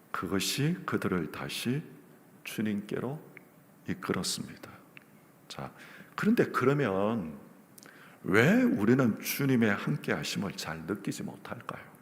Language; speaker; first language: Korean; native; Korean